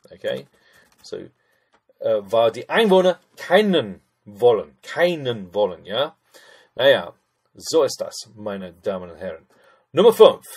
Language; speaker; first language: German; non-native, fluent; English